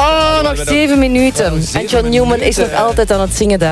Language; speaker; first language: Dutch; native; Dutch